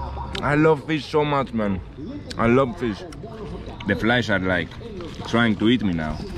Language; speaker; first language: English; non-native, fluent; Greek